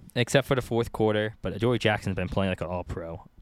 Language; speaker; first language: English; native; English